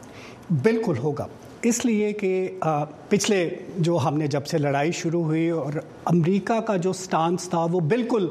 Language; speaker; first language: Urdu; native; Urdu